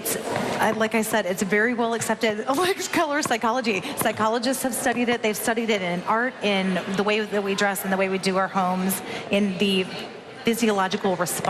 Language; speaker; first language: English; native; English